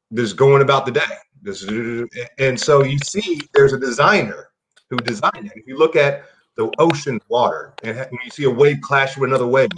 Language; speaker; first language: English; native; English